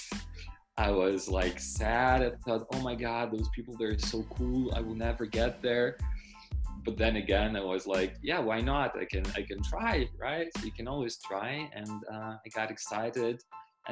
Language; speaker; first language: English; non-native, fluent; Russian